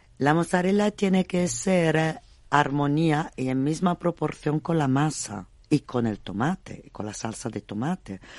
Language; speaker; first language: Spanish; non-native, fluent; Italian